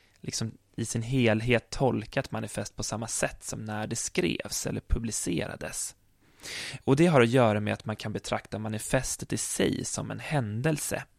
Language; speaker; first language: Swedish; native; Swedish